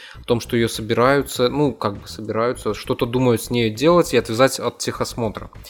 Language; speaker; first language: Russian; native; Russian